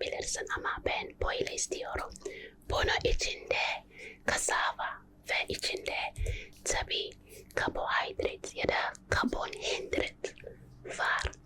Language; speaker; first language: Turkish; non-native, learner; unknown